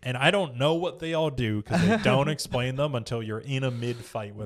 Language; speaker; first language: English; native; English